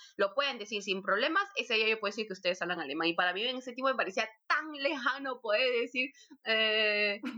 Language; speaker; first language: Spanish; native; Spanish